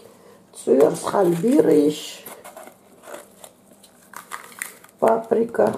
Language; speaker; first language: German; non-native, learner; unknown